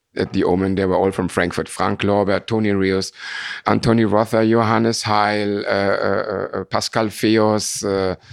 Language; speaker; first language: English; non-native, fluent; German